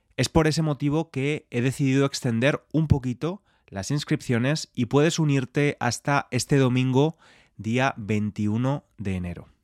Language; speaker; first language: Spanish; native; Spanish